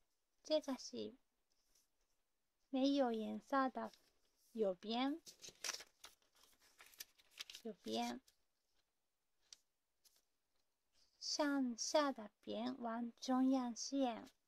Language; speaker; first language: Chinese; non-native, learner; Japanese